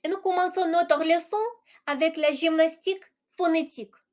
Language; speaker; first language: French; non-native, fluent; Ukrainian